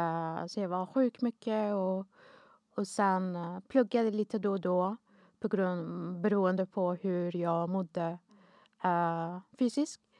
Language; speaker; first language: Swedish; non-native, fluent; Arabic